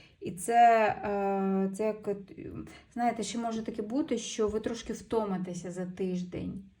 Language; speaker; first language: Ukrainian; non-native, local second language; Russian